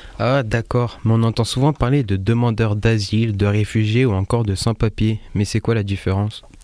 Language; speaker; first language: French; native; French